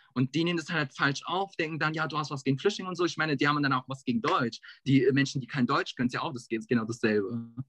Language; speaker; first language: German; early bilingual, other home language; Turkish